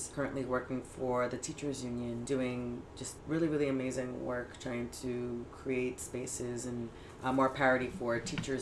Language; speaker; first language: English; early bilingual, other home language; Spanish